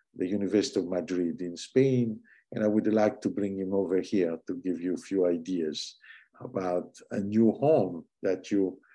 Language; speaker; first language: English; non-native, fluent; Italian